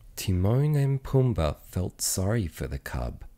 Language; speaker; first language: English; early bilingual, other home language; Japanese